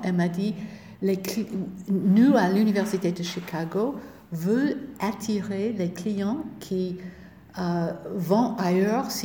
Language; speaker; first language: French; non-native, fluent; English